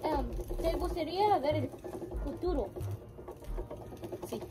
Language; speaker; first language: Spanish; early bilingual, heritage; Spanish